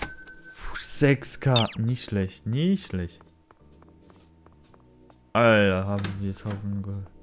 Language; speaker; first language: German; non-native, learner; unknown